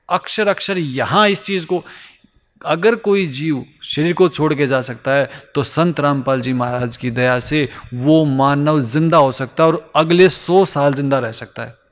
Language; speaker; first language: Hindi; native; Hindi